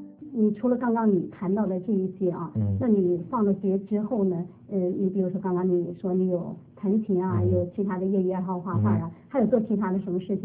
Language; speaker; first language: Chinese; native; Chinese